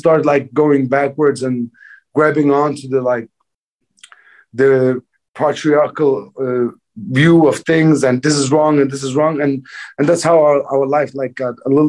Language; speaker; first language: English; non-native, fluent; Danish